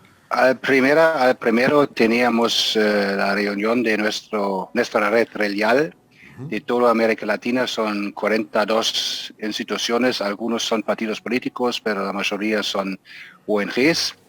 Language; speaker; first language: Spanish; non-native, fluent; German